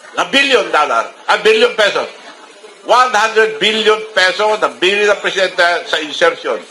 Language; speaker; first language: Filipino; non-native, local second language; Iloko